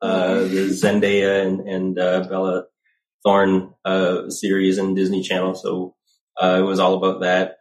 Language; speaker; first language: English; native; English